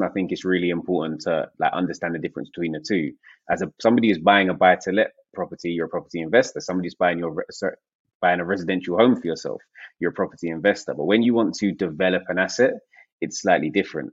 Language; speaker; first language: English; native; English